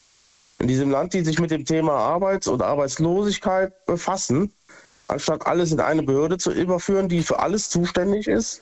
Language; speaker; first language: German; native; German